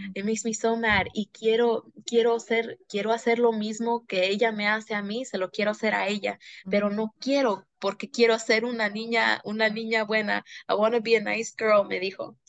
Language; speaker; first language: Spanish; early bilingual, heritage; Spanish